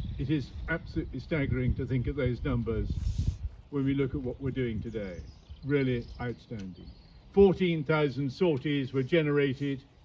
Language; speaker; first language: English; native; English